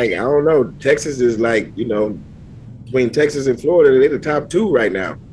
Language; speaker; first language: English; native; English